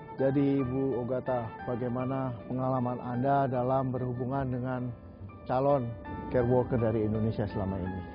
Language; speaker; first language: Indonesian; native; Indonesian